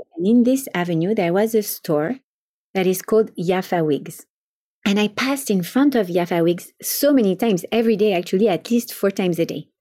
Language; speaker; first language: English; non-native, fluent; French